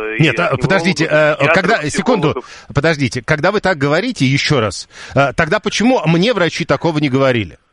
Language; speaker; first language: Russian; native; Russian